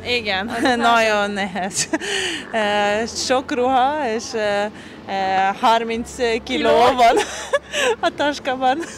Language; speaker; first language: Hungarian; non-native, learner; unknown